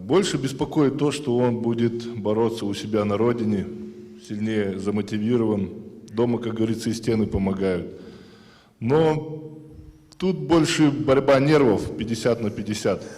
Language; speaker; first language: Russian; native; Russian